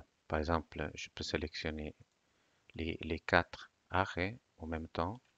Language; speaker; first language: French; non-native, fluent; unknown